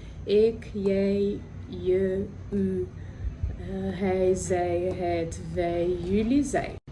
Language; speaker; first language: Dutch; non-native, fluent; Portuguese